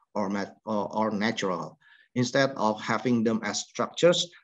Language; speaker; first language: English; non-native, fluent; Indonesian